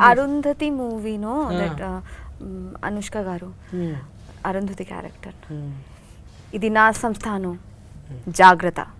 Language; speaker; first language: Telugu; non-native, learner; Bangla